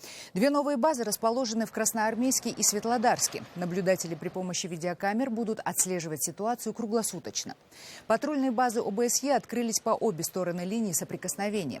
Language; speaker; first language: Russian; native; Russian